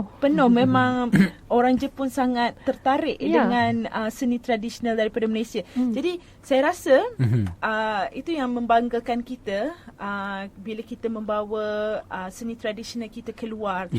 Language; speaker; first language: Malay; native; Malay